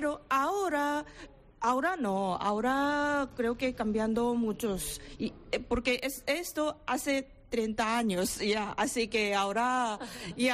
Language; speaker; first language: Spanish; non-native, learner; Korean